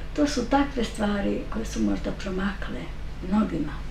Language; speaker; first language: Serbian; native; Serbian